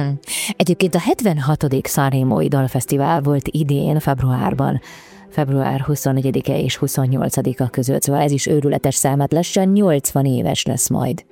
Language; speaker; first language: Hungarian; native; Hungarian